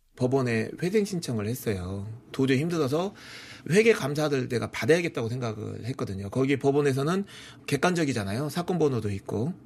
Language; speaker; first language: Korean; native; Korean